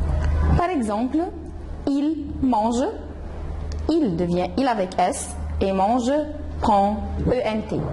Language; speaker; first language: French; non-native, fluent; Arabic